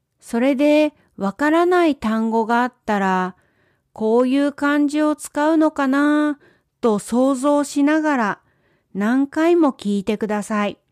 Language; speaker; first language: Japanese; native; Japanese